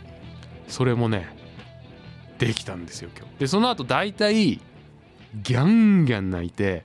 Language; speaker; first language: Japanese; native; Japanese